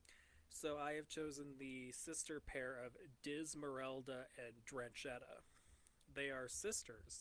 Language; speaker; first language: English; native; English